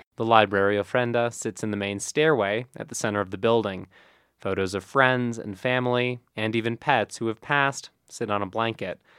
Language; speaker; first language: English; native; English